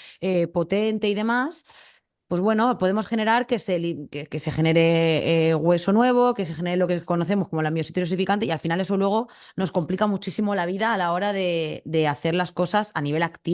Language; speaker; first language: Spanish; native; Spanish